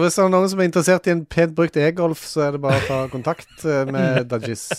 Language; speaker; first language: Norwegian; native; Norwegian